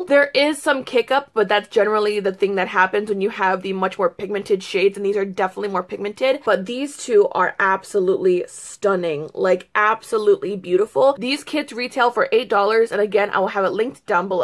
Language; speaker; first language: English; native; English